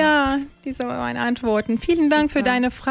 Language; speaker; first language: German; non-native, learner; Turkish